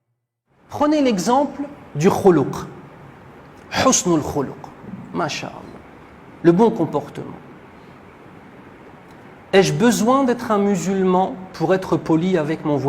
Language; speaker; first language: French; native; French